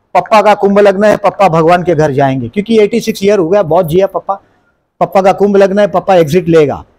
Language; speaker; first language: Hindi; non-native, local second language; Gujarati